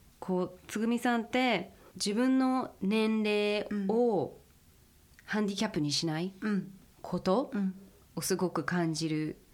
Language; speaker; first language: Japanese; early bilingual, heritage; Japanese